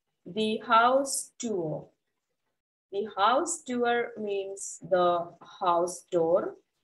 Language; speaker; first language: English; non-native, local second language; Hindi